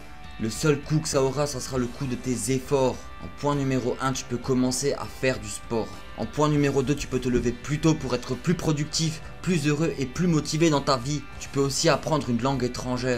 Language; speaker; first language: French; native; French